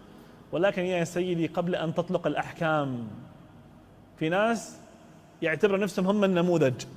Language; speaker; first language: Arabic; native; Arabic